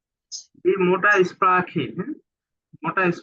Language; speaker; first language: German; non-native, fluent; Bangla